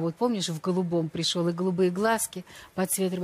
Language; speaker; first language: Russian; native; Russian